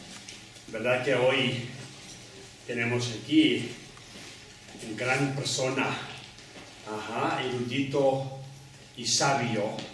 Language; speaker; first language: Spanish; non-native, learner; Tibetan